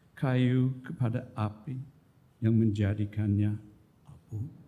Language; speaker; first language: Indonesian; non-native, fluent; English